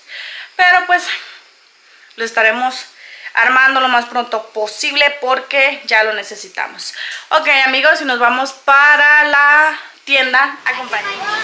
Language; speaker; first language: Spanish; native; Spanish